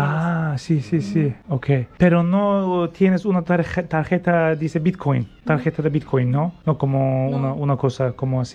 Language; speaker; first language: Spanish; non-native, learner; Turkish